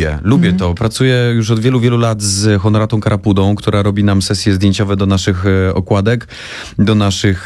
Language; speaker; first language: Polish; native; Polish